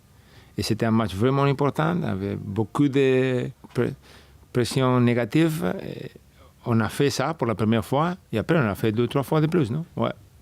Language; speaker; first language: French; non-native, fluent; Spanish